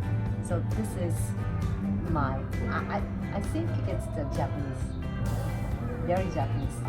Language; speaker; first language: English; non-native, learner; Japanese